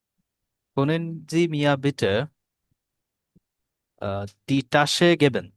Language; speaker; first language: German; non-native, learner; Bangla